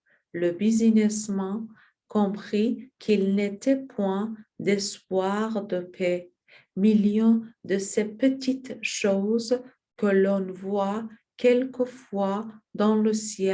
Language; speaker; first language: French; non-native, learner; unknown